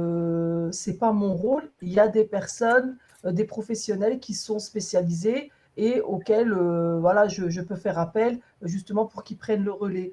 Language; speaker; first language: French; native; French